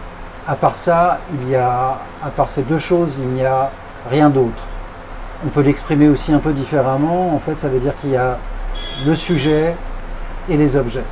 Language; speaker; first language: French; native; French